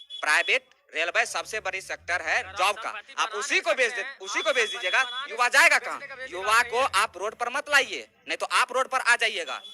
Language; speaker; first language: Hindi; native; Hindi